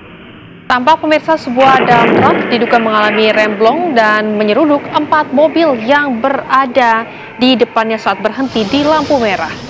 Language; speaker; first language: Indonesian; native; Indonesian